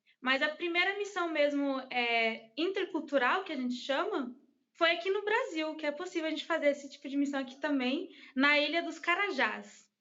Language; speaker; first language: Portuguese; early bilingual, heritage; English